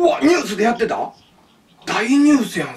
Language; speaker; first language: Japanese; native; Japanese